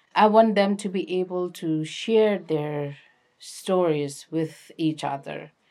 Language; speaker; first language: English; non-native, local second language; Nepali